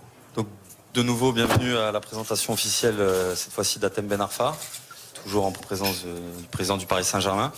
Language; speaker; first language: French; native; French